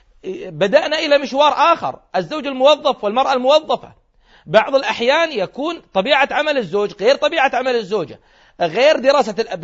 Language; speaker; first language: Arabic; native; Arabic